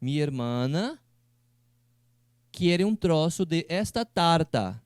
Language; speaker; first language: Spanish; non-native, fluent; Portuguese